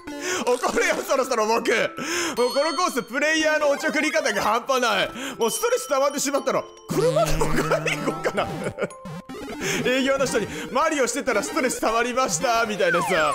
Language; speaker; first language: Japanese; native; Japanese